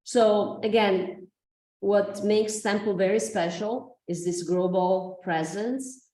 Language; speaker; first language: English; non-native, fluent; Italian